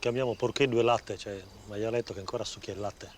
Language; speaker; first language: Italian; native; Italian